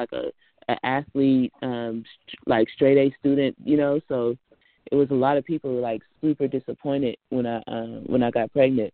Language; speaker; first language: English; native; English